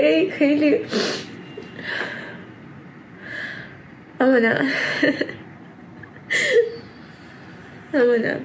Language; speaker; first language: Persian; early bilingual, heritage; Persian